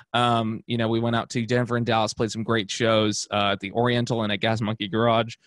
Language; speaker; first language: English; native; English